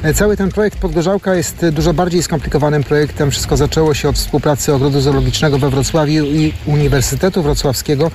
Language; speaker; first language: Polish; native; Polish